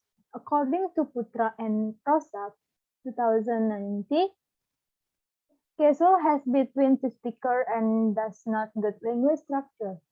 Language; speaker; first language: English; non-native, learner; Balinese